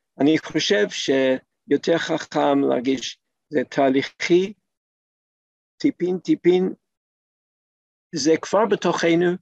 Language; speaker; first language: Hebrew; non-native, fluent; English